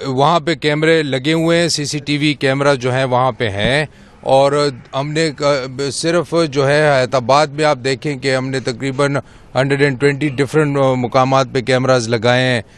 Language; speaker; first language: Urdu; non-native, local second language; Pashto